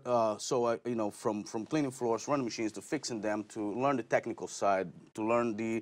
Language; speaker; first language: English; non-native, fluent; Portuguese